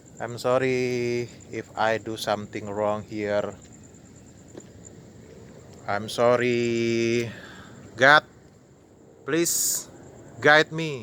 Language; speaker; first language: English; non-native, learner; Indonesian